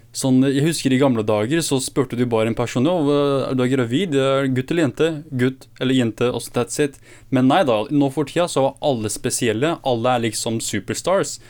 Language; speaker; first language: Norwegian; early bilingual, other home language; Kurdish